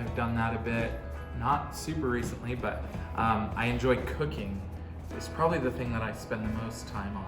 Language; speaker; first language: English; native; English